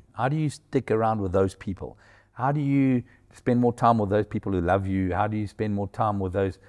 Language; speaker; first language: English; native; English